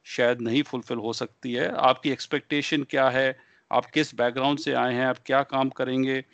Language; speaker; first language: Hindi; native; Hindi